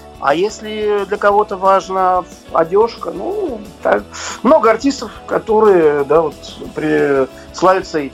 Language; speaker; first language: Russian; native; Russian